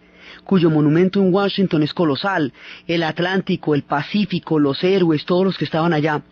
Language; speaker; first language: Spanish; native; Spanish